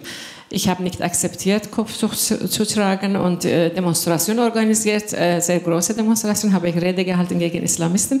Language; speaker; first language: German; non-native, fluent; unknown